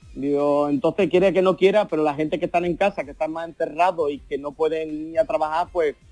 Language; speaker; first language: Spanish; early bilingual, heritage; Spanish